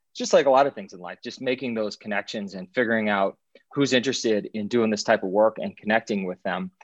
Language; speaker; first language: English; native; English